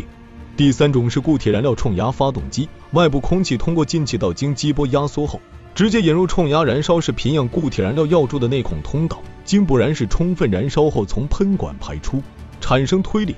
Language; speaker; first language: Chinese; native; Chinese